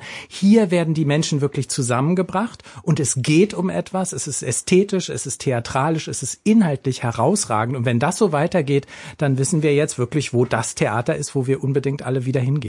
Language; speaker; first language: German; native; German